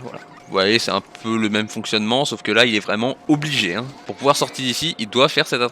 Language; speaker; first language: French; native; French